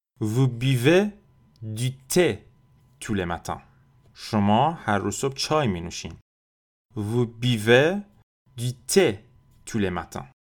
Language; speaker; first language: French; non-native, fluent; Persian